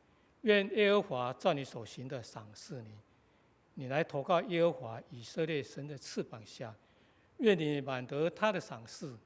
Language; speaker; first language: Chinese; native; Chinese